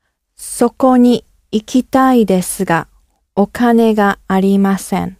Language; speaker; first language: Japanese; non-native, learner; English